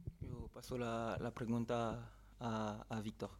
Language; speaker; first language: Spanish; non-native, fluent; French